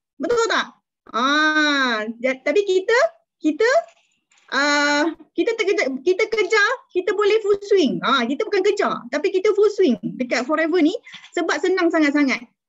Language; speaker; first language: Malay; native; Malay